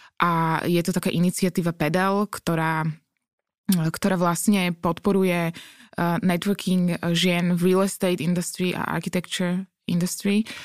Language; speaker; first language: Slovak; native; Slovak